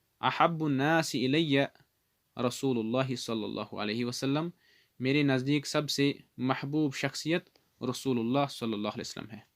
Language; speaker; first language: Urdu; non-native, local second language; Kashmiri